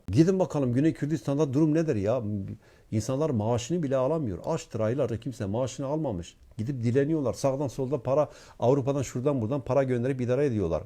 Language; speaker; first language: Turkish; non-native, local second language; Kurdish